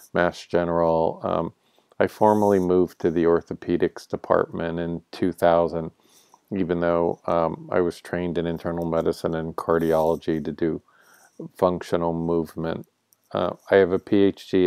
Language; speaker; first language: English; native; English